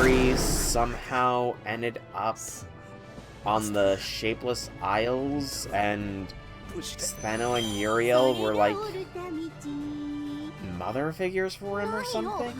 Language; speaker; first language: English; native; English